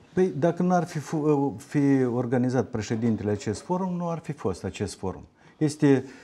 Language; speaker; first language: Romanian; native; Romanian